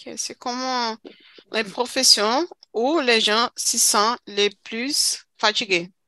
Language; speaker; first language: French; non-native, fluent; Portuguese